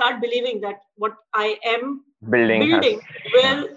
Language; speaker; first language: English; non-native, local second language; Hindi